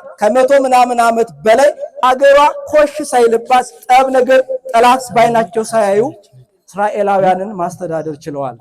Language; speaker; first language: Amharic; native; Amharic